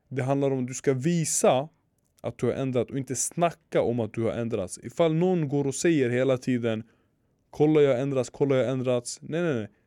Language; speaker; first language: Swedish; early bilingual, other home language; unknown